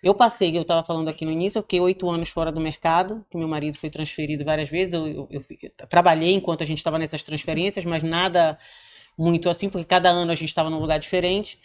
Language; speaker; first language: Portuguese; native; Portuguese